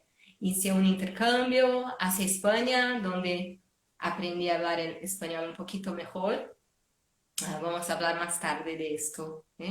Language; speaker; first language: Spanish; non-native, fluent; Portuguese